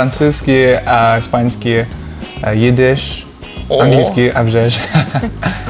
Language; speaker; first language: Ukrainian; non-native, learner; English